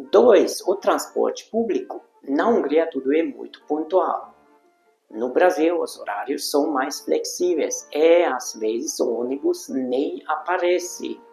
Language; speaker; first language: Portuguese; non-native, fluent; Hungarian